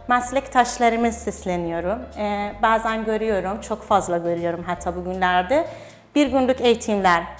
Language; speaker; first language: Turkish; non-native, fluent; Persian